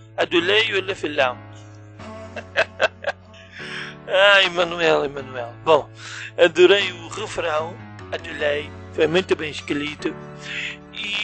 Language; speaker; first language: Portuguese; native; Portuguese